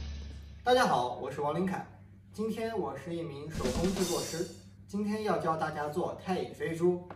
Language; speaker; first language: Chinese; native; Chinese